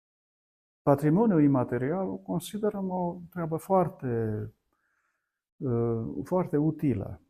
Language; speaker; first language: Romanian; non-native, local second language; Hungarian